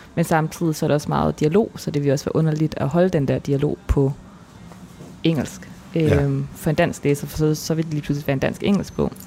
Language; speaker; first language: Danish; native; Danish